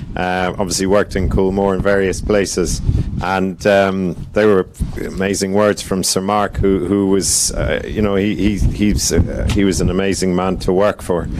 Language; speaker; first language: English; native; English